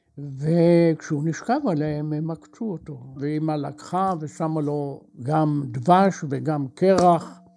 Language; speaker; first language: Hebrew; native; Hebrew